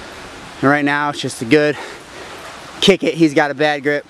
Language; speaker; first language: English; native; English